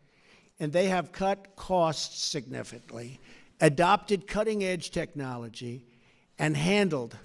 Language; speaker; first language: English; native; English